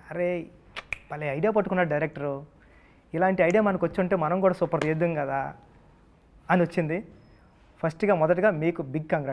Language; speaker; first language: Telugu; native; Telugu